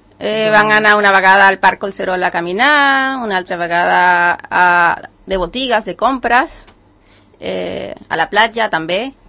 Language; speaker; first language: Catalan; non-native, learner; Spanish